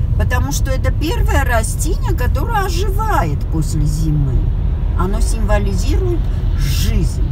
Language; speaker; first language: Russian; non-native, local second language; Armenian